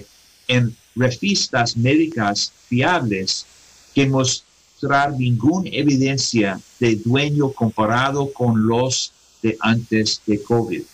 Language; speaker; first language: Spanish; non-native, learner; English